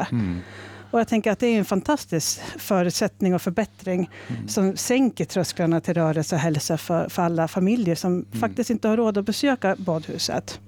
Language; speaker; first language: Swedish; native; Swedish